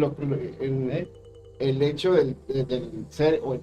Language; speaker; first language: Spanish; native; Spanish